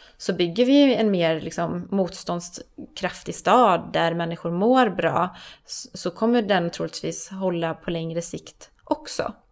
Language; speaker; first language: Swedish; native; Swedish